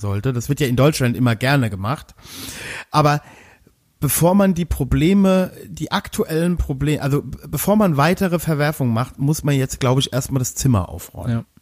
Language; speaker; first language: German; native; German